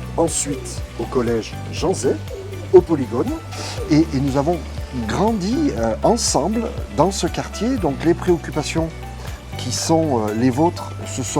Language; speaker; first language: French; native; French